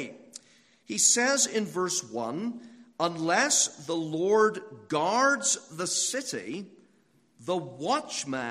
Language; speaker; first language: English; native; English